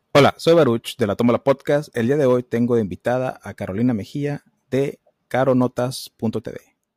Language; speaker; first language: Spanish; early bilingual, heritage; Spanish